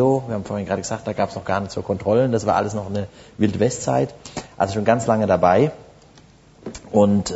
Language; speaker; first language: German; native; German